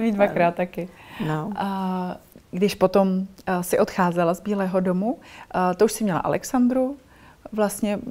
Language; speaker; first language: Czech; native; Czech